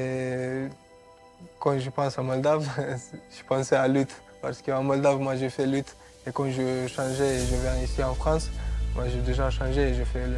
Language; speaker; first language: French; non-native, learner; Romanian